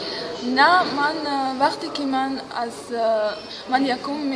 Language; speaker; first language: Persian; non-native, local second language; Russian